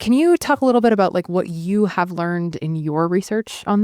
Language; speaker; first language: English; native; English